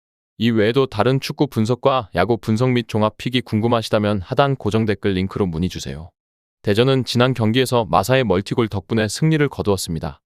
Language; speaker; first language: Korean; native; Korean